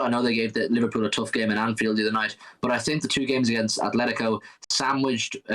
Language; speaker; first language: English; native; English